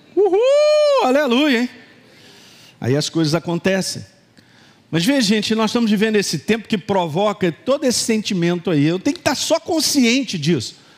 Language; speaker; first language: Portuguese; native; Portuguese